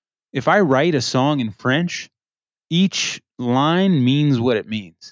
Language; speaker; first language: English; early bilingual, other home language; French